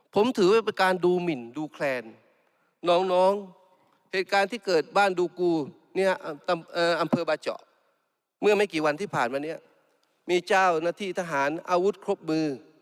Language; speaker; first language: Thai; non-native, local second language; Malay